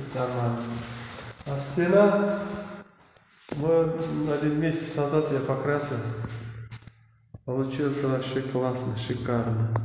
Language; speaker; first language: Russian; non-native, learner; Uzbek